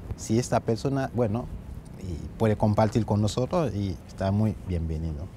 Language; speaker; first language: Spanish; non-native, fluent; Haitian Creole